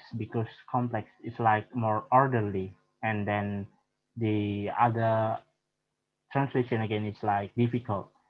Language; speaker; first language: English; non-native, learner; Indonesian